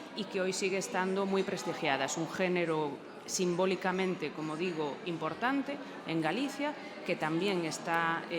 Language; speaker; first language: Spanish; non-native, local second language; Galician